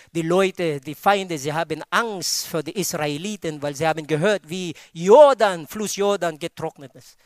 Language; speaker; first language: German; non-native, fluent; Filipino